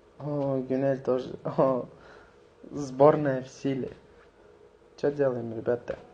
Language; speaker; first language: Russian; non-native, local second language; Azerbaijani